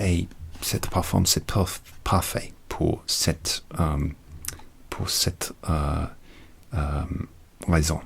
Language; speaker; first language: French; non-native, learner; English